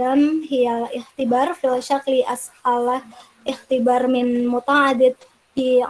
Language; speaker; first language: Arabic; non-native, learner; Indonesian